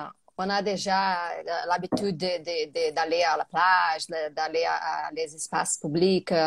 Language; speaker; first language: French; non-native, learner; Portuguese